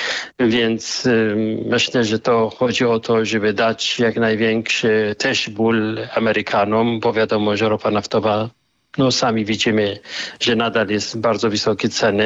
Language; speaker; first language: Polish; non-native, fluent; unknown